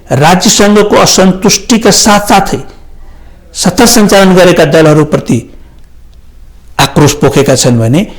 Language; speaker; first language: Nepali; non-native, local second language; Maithili